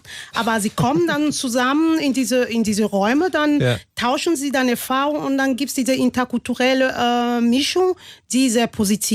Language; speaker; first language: German; non-native, fluent; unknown